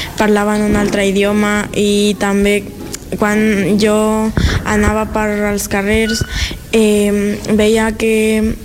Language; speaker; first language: Catalan; early bilingual, other home language; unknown